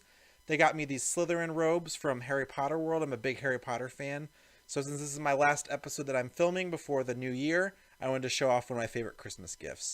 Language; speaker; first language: English; native; English